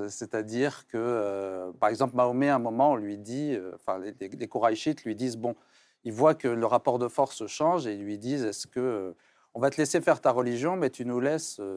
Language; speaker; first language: French; non-native, local second language; Arabic